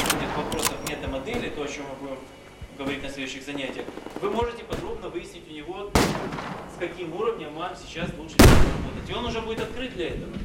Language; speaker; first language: Russian; native; Russian